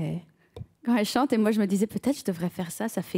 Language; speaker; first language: French; early bilingual, heritage; French